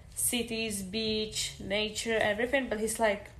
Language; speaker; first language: English; non-native, fluent; Czech